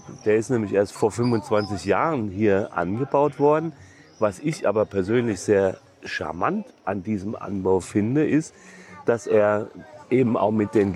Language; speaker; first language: German; native; German